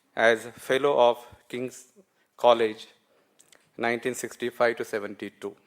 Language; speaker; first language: English; non-native, local second language; Marathi